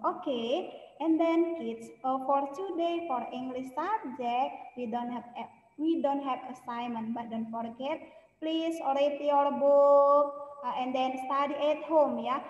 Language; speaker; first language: English; non-native, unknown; Indonesian